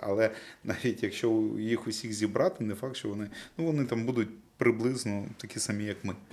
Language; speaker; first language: Ukrainian; non-native, local second language; Russian